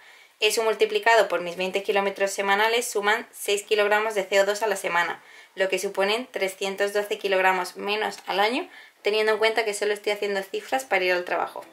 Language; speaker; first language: Spanish; native; Spanish